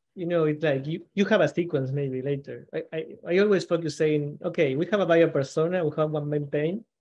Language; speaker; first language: English; non-native, fluent; Spanish